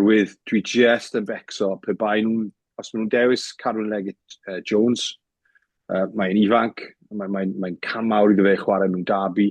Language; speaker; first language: Welsh; native; Welsh